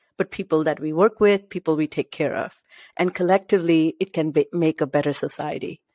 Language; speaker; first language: English; non-native, local second language; Marathi